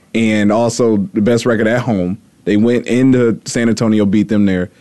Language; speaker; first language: English; native; English